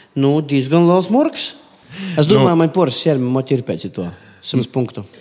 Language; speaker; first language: Latvian; native; Latvian